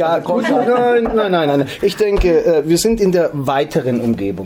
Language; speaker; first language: German; native; German